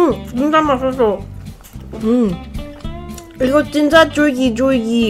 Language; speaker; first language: Korean; non-native, learner; Cantonese